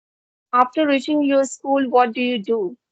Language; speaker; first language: English; non-native, local second language; Hindi